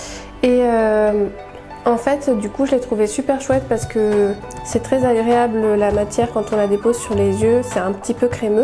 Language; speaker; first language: French; native; French